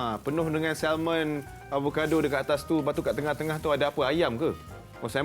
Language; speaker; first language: Malay; native; Malay